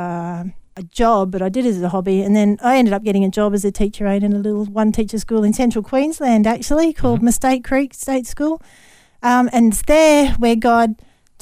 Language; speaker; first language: English; native; English